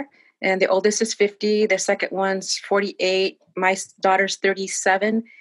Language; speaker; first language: English; native; English